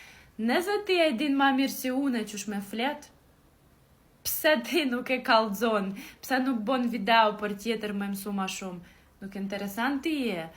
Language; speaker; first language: Albanian; non-native, learner; Ukrainian